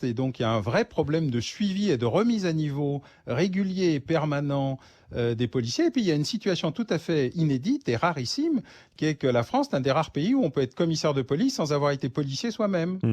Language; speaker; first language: French; native; French